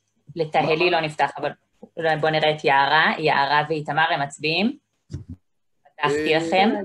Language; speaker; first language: Hebrew; native; Hebrew